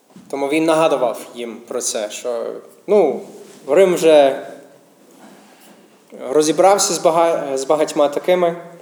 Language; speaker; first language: Ukrainian; non-native, fluent; English